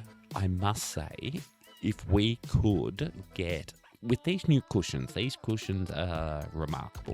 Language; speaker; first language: English; native; English